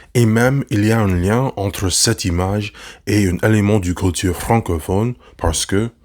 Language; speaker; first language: French; non-native, learner; English